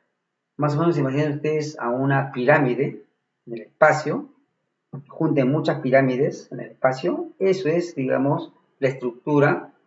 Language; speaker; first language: Spanish; native; Spanish